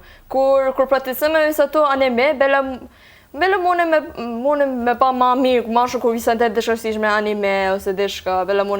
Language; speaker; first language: Albanian; early bilingual, heritage; Albanian